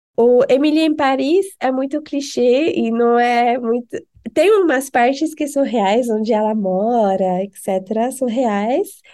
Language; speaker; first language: Portuguese; non-native, fluent; French